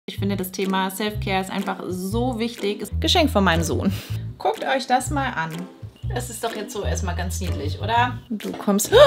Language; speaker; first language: German; native; German